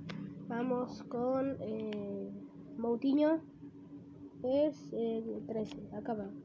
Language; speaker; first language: Spanish; native; Spanish